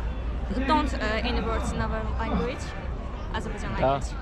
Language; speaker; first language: English; non-native, learner; Azerbaijani